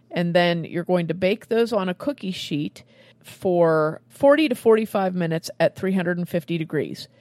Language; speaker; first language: English; native; English